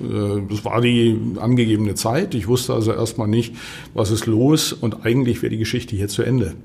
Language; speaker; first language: German; native; German